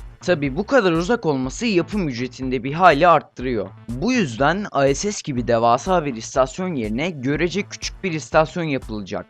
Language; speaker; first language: Turkish; native; Turkish